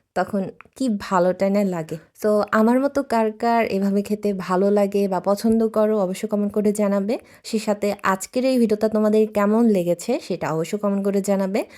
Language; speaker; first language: Bangla; non-native, local second language; Chakma